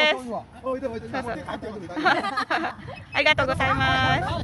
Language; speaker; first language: Japanese; non-native, learner; Indonesian